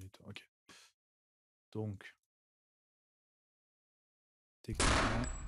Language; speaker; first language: French; native; French